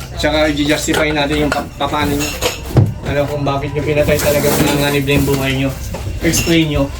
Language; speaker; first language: Filipino; native; Filipino